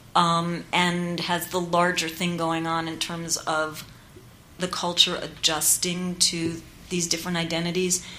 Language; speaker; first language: English; native; English